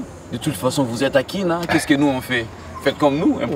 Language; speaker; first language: French; non-native, local second language; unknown